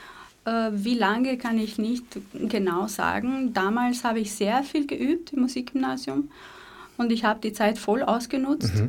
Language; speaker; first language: German; native; German